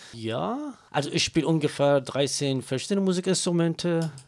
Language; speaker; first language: German; non-native, learner; Kurdish